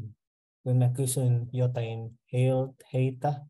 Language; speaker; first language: Finnish; non-native, learner; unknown